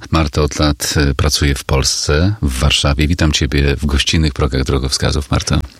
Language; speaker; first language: Polish; native; Polish